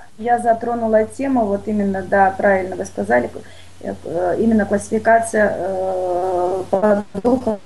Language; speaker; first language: Russian; native; Russian